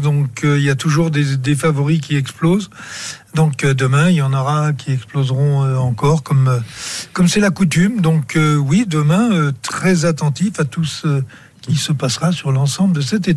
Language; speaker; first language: French; native; French